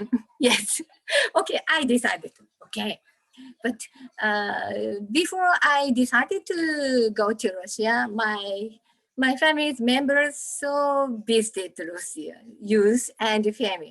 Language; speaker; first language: English; non-native, learner; Japanese